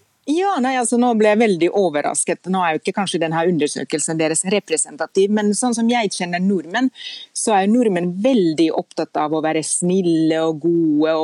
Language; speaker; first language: Norwegian; non-native, fluent; Finnish